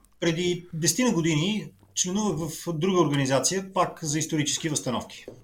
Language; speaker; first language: Bulgarian; native; Bulgarian